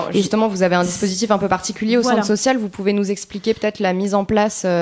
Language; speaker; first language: French; native; French